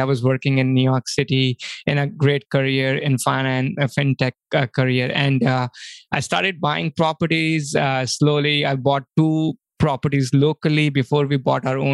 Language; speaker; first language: English; non-native, local second language; Hindi